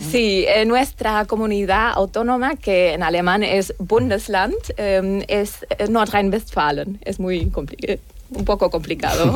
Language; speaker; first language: Spanish; non-native, fluent; German